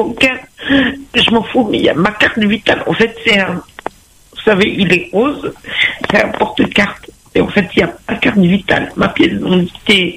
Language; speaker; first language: French; non-native, local second language; Arabic